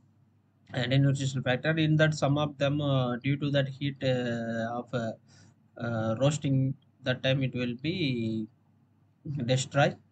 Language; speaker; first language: English; non-native, local second language; Tamil